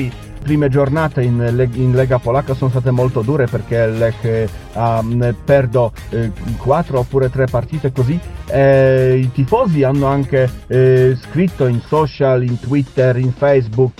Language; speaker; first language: Italian; non-native, learner; Polish